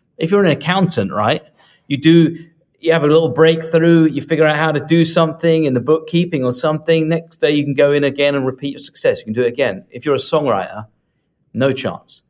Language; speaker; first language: English; native; English